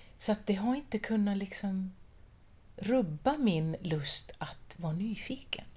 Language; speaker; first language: Swedish; native; Swedish